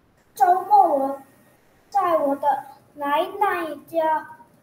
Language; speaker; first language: Chinese; non-native, learner; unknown